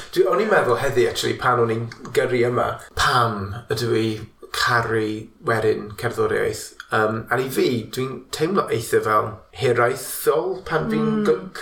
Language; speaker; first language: Welsh; non-native, local second language; English